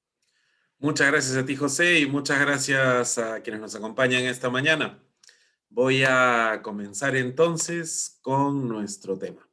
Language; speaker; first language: Spanish; native; Spanish